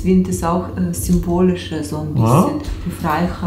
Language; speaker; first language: German; non-native, learner; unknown